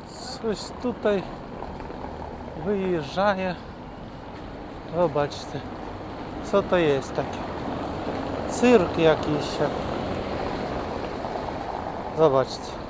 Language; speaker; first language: Polish; non-native, learner; Ukrainian